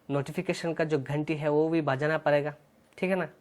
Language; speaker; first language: Hindi; non-native, local second language; Bangla